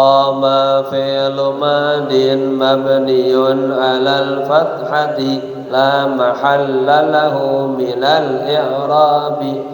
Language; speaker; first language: Arabic; non-native, fluent; Indonesian